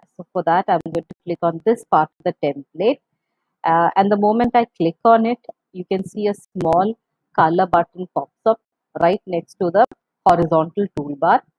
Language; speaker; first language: English; non-native, local second language; Malayalam